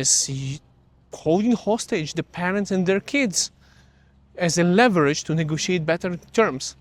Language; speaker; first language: English; early bilingual, other home language; Russian